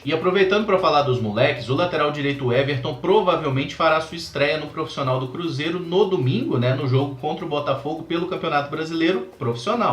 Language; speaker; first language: Portuguese; native; Portuguese